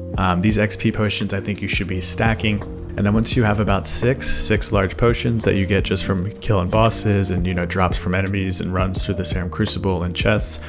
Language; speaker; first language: English; native; English